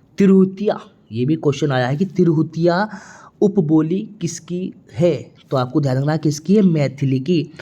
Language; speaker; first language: Hindi; native; Hindi